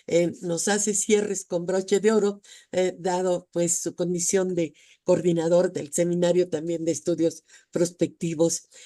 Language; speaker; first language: Spanish; native; Spanish